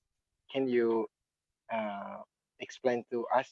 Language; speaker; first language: English; non-native, learner; Indonesian